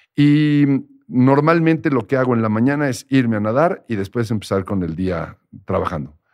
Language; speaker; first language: Spanish; native; Spanish